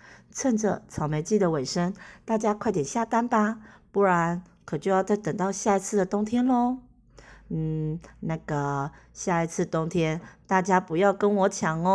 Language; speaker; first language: Chinese; native; Chinese